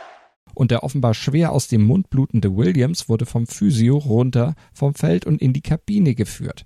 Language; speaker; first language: German; native; German